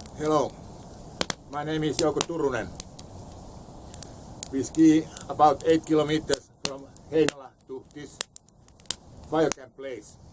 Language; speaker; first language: English; non-native, learner; Finnish